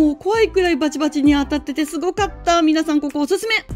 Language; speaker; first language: Japanese; native; Japanese